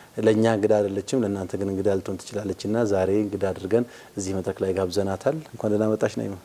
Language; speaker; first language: Amharic; native; Amharic